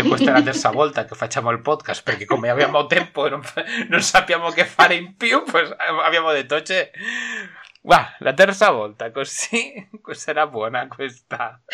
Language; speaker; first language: Italian; non-native, learner; Spanish